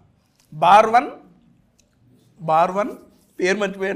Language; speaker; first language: Telugu; native; Telugu